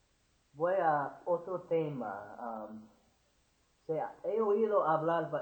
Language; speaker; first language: Spanish; non-native, fluent; English